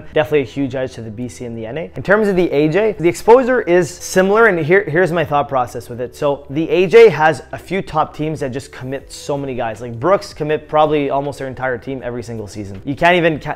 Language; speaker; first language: English; native; English